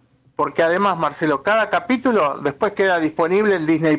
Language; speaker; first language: Spanish; native; Spanish